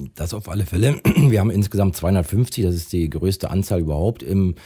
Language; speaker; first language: German; native; German